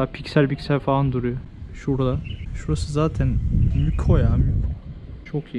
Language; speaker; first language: Turkish; native; Turkish